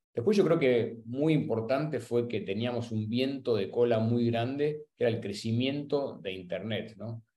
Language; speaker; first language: Spanish; native; Spanish